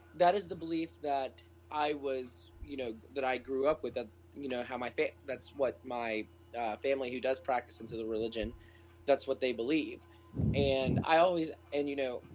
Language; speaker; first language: English; native; English